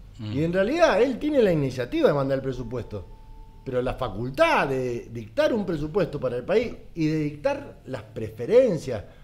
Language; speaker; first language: Spanish; native; Spanish